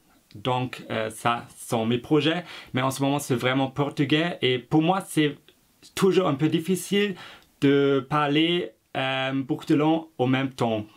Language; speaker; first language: French; non-native, fluent; German